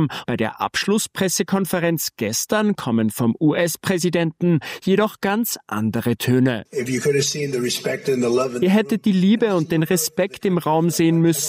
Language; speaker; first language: German; native; German